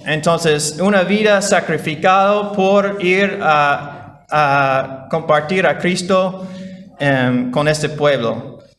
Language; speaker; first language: Spanish; non-native, fluent; English